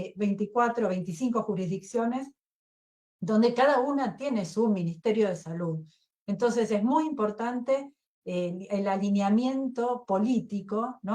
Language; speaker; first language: Spanish; native; Spanish